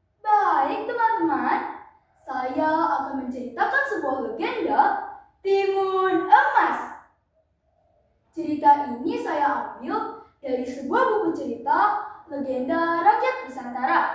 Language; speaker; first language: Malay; non-native, local second language; Balinese